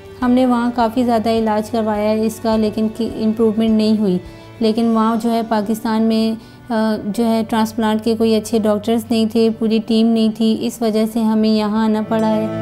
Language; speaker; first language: Hindi; native; Hindi